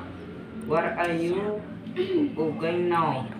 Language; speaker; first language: English; non-native, learner; Indonesian